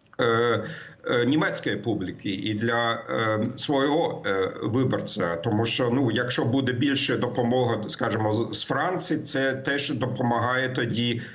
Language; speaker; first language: Ukrainian; non-native, fluent; German